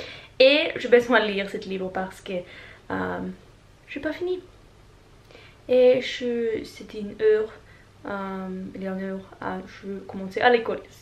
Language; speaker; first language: French; non-native, learner; Norwegian